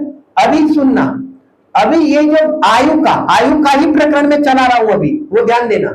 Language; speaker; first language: Hindi; non-native, local second language; Gujarati